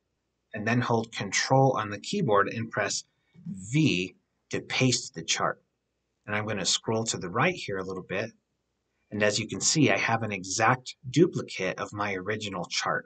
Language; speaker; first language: English; native; English